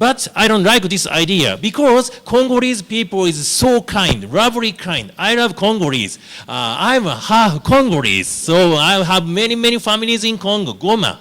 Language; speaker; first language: English; non-native, learner; Japanese